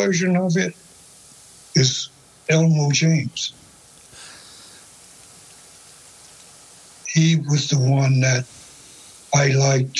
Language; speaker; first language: English; native; English